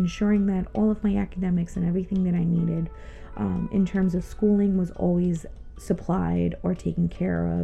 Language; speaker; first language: English; native; English